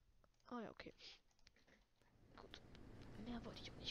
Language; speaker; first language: German; native; German